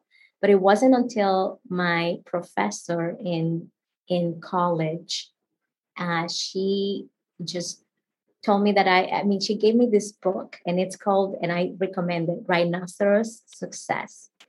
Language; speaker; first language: English; non-native, fluent; Spanish